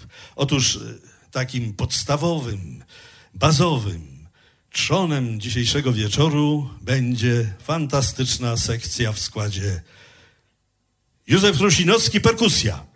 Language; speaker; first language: Polish; native; Polish